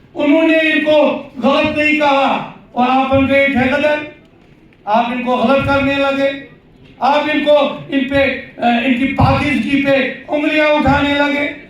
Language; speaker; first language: Urdu; non-native, local second language; Kashmiri